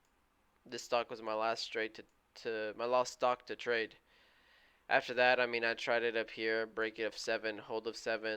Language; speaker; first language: English; native; English